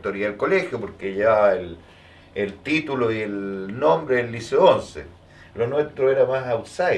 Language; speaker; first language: Spanish; native; Spanish